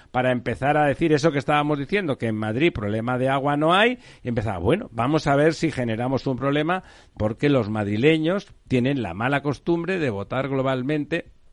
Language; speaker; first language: Spanish; native; Spanish